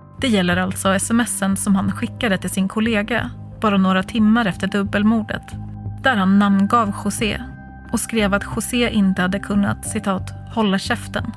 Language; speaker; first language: Swedish; native; Swedish